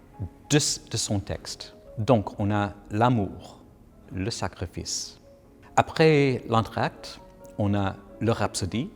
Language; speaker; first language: French; non-native, local second language; English